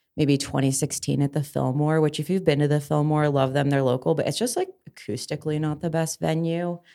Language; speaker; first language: English; native; English